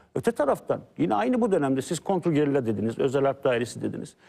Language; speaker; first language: Turkish; native; Turkish